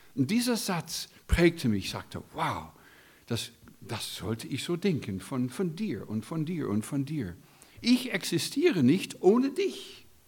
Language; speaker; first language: German; non-native, fluent; English